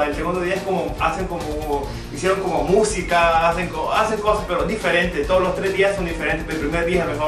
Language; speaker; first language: Spanish; early bilingual, other home language; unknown